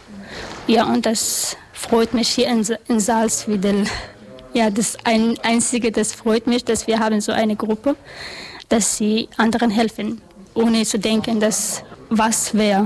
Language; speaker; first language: German; non-native, learner; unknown